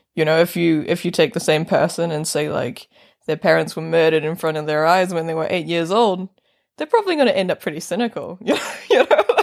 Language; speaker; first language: English; native; English